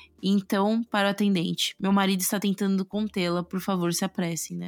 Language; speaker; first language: Portuguese; native; Portuguese